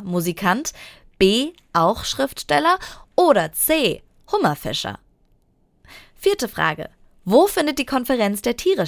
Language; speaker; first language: German; native; German